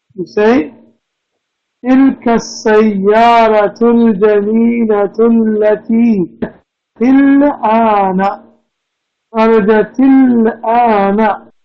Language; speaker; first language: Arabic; non-native, fluent; English